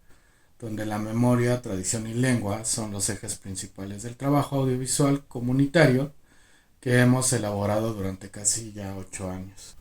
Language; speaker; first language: Spanish; native; Spanish